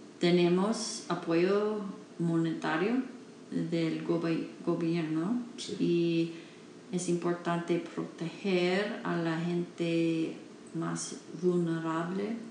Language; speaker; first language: Spanish; non-native, learner; English